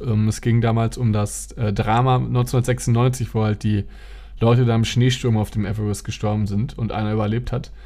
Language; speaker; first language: German; native; German